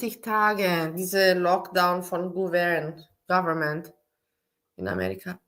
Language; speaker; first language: German; non-native, learner; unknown